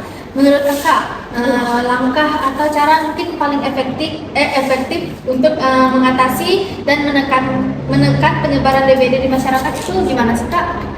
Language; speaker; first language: Indonesian; native; Indonesian